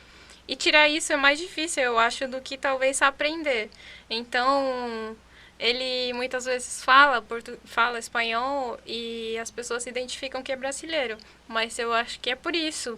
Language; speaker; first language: Portuguese; non-native, fluent; Spanish